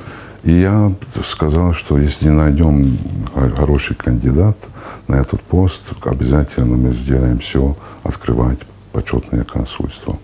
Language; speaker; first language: Russian; non-native, fluent; Hungarian